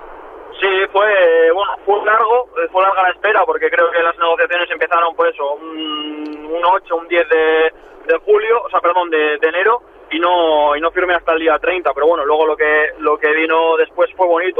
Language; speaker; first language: Spanish; native; Spanish